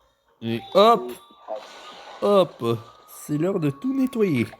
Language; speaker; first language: French; native; French